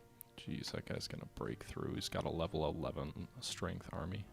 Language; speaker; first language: English; native; English